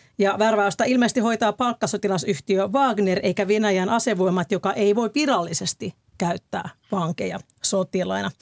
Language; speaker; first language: Finnish; native; Finnish